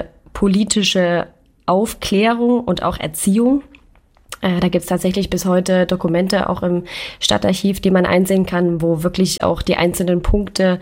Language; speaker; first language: German; native; German